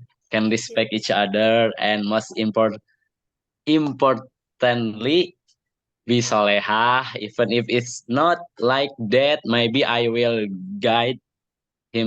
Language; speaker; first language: English; non-native, learner; Indonesian